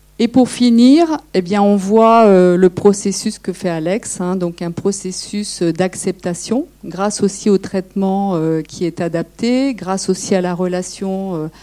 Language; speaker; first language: French; native; French